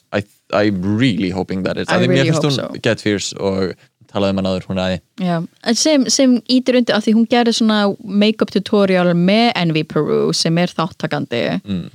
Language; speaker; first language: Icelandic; native; Icelandic